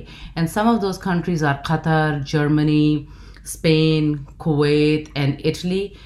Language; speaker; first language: English; non-native, local second language; Urdu